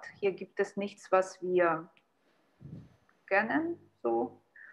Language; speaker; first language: German; non-native, fluent; Ukrainian